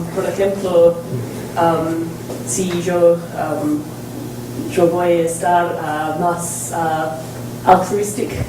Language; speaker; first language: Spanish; non-native, learner; English